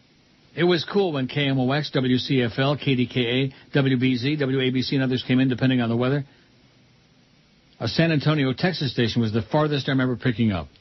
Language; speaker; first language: English; native; English